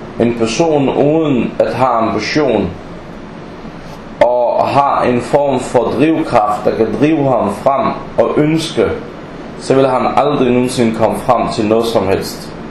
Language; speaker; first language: Danish; early bilingual, other home language; Arabic